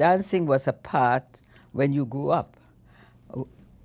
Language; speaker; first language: English; native; English